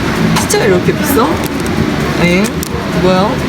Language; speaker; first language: Korean; non-native, fluent; Japanese